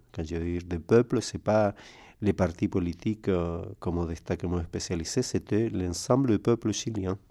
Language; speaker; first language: French; non-native, fluent; Spanish